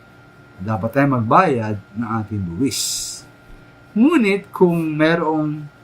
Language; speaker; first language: Filipino; native; Filipino